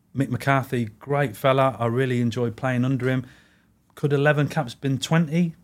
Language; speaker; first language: English; native; English